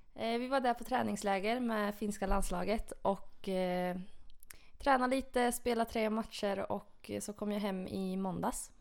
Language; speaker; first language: Swedish; native; Swedish